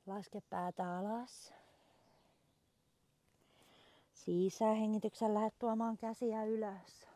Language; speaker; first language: Finnish; native; Finnish